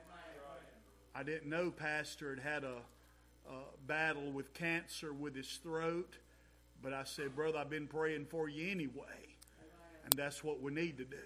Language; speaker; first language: English; native; English